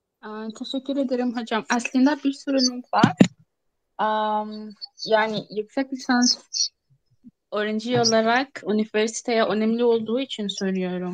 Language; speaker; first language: Turkish; non-native, learner; Portuguese